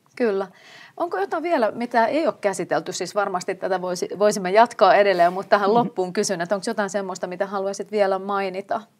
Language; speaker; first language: Finnish; native; Finnish